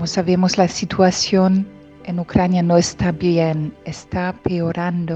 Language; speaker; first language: Spanish; non-native, fluent; Polish